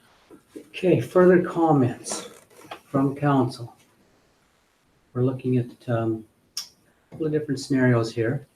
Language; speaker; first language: English; native; English